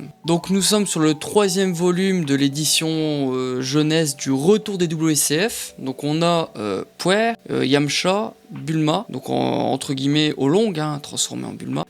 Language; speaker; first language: French; native; French